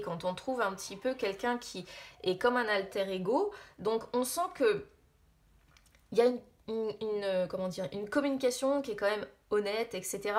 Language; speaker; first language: French; native; French